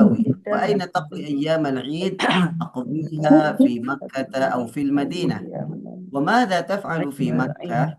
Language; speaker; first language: Arabic; non-native, fluent; Indonesian